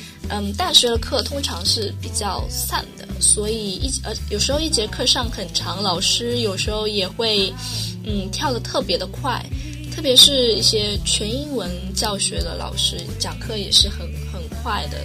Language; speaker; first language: Chinese; native; Chinese